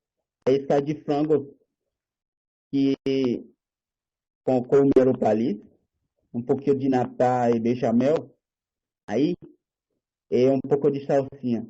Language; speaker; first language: Portuguese; non-native, learner; Haitian Creole